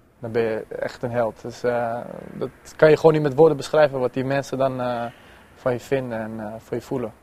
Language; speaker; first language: Dutch; early bilingual, other home language; Persian